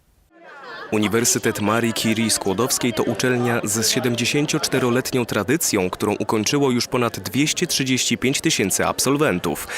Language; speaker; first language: Polish; native; Polish